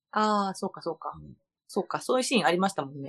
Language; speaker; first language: Japanese; early bilingual, other home language; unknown